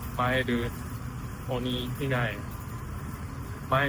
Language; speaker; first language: Thai; non-native, learner; Japanese